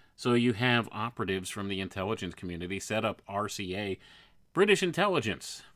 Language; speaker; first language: English; native; English